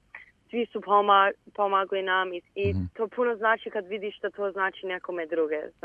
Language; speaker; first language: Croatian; early bilingual, heritage; Bosnian